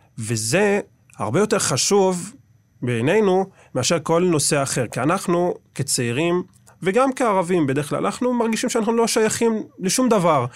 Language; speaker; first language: Hebrew; non-native, local second language; Arabic